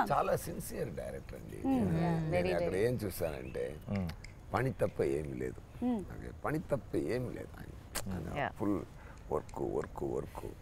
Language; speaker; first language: Telugu; non-native, fluent; Tamil